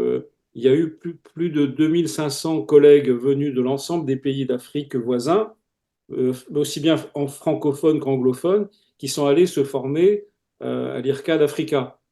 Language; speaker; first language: French; native; French